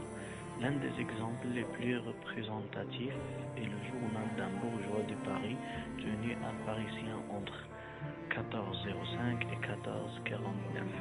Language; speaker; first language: French; non-native, learner; Arabic